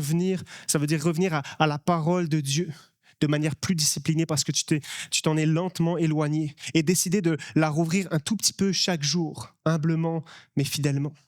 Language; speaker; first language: French; native; French